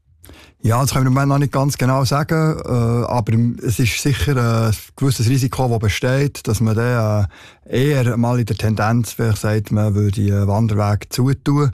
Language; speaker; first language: German; native; German